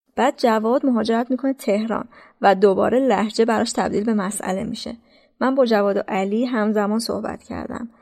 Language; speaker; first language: Persian; native; Persian